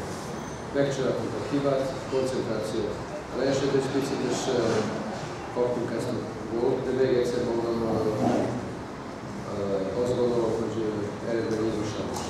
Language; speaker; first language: Hungarian; non-native, fluent; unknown